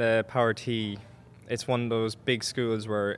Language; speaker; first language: English; native; English